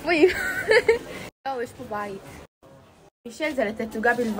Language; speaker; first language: Hebrew; native; Hebrew